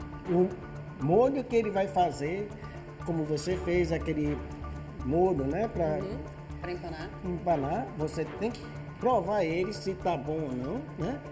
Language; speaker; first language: Portuguese; non-native, fluent; Japanese